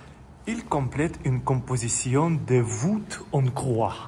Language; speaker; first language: French; non-native, learner; Russian